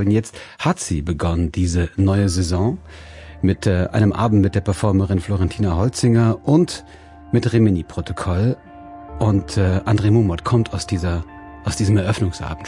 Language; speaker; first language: German; native; German